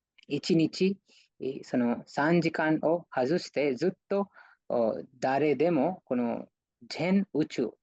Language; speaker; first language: Japanese; non-native, fluent; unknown